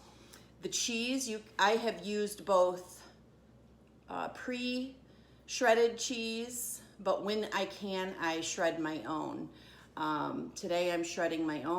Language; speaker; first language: English; native; English